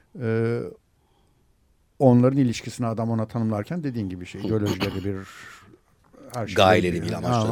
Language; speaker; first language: Turkish; native; Turkish